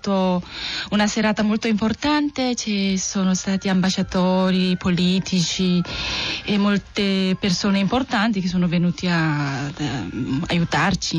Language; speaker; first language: Italian; non-native, fluent; Korean